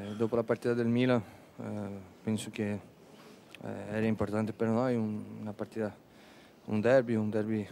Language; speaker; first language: Italian; non-native, fluent; Spanish